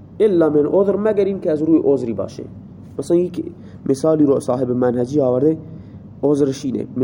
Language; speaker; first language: Persian; non-native, local second language; Baluchi